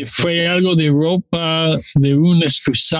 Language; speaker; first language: Spanish; non-native, learner; English